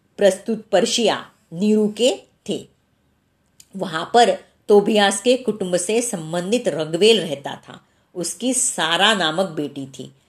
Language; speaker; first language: Hindi; non-native, local second language; Marathi